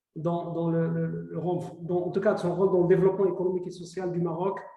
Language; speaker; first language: French; non-native, local second language; Arabic